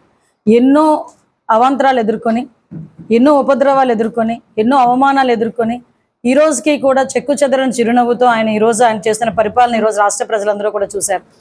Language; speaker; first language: Telugu; native; Telugu